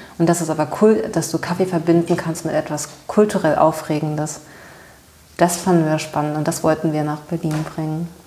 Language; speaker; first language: German; native; German